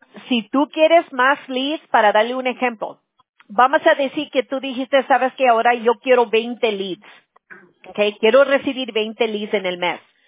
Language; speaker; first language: Spanish; early bilingual, heritage; Spanish